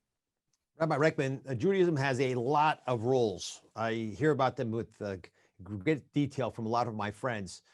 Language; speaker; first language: English; native; English